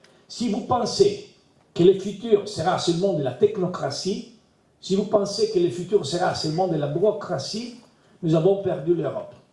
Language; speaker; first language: French; non-native, learner; Italian